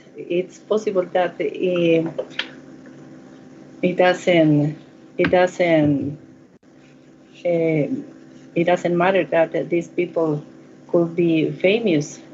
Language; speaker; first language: English; non-native, learner; Spanish